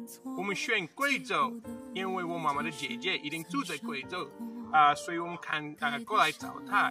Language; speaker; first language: Chinese; non-native, learner; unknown